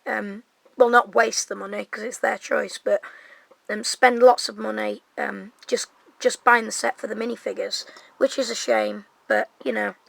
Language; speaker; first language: English; native; English